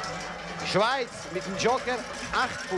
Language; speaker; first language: German; non-native, fluent; Italian